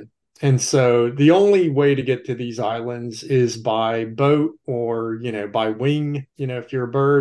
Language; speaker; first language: English; native; English